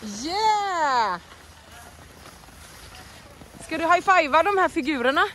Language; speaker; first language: Swedish; native; Swedish